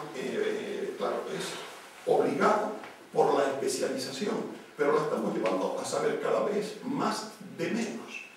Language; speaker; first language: Spanish; native; Spanish